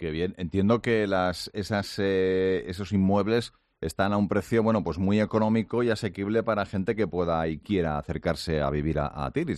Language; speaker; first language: Spanish; native; Spanish